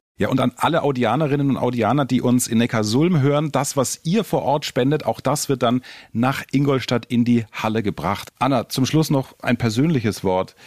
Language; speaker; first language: German; native; German